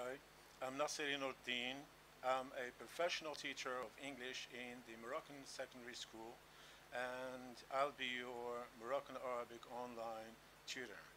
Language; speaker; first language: English; non-native, local second language; Arabic